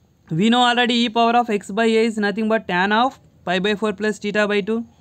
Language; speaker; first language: English; non-native, local second language; Telugu